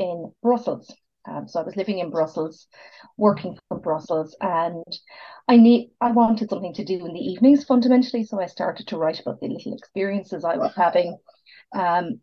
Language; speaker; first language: English; native; English